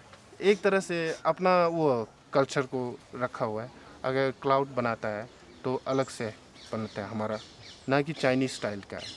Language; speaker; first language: Hindi; non-native, local second language; Tibetan